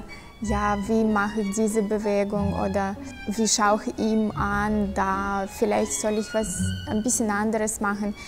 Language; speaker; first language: German; non-native, fluent; Russian